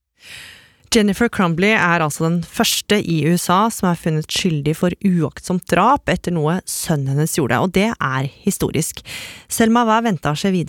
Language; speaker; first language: Norwegian; native; Norwegian